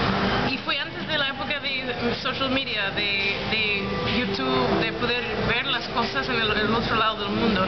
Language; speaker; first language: Spanish; non-native, fluent; English